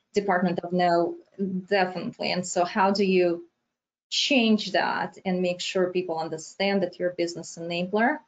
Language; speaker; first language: English; non-native, fluent; Romanian